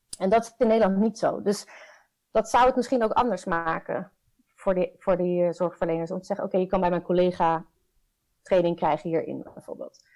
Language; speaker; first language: Dutch; native; Dutch